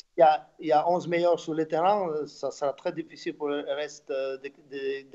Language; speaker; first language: French; non-native, fluent; Slovak